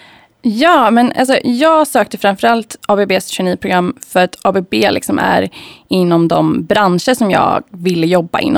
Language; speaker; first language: Swedish; native; Swedish